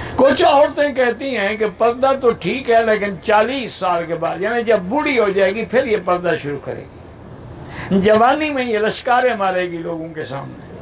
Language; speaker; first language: Urdu; non-native, local second language; Punjabi